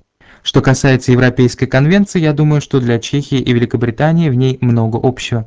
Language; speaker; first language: Russian; native; Russian